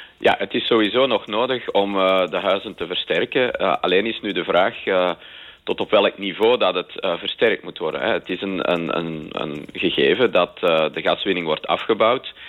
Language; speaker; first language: Dutch; native; Dutch